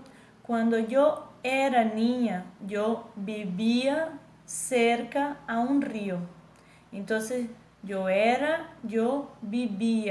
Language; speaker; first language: Spanish; non-native, fluent; Portuguese